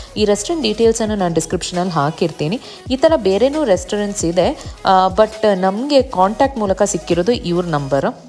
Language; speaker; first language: Kannada; native; Kannada